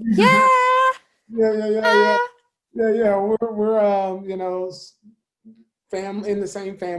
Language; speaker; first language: English; native; English